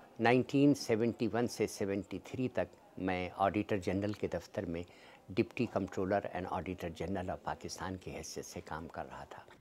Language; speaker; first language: Urdu; native; Urdu